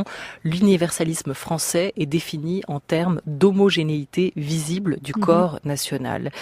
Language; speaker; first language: French; native; French